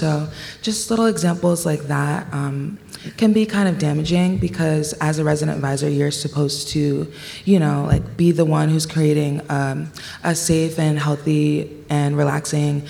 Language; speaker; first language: English; native; English